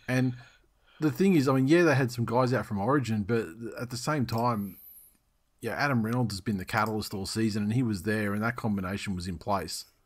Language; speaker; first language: English; native; English